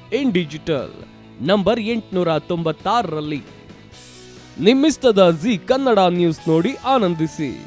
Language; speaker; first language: Kannada; native; Kannada